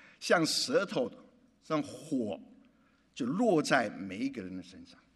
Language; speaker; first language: Chinese; native; Chinese